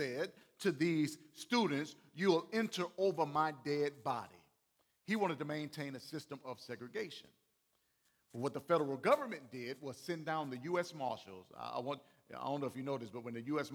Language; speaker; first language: English; native; English